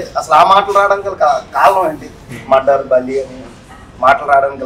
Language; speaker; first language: Telugu; native; Telugu